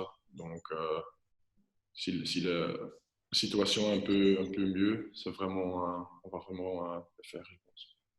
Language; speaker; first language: French; non-native, local second language; Dutch